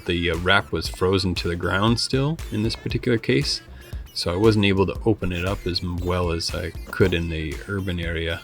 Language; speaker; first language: English; native; English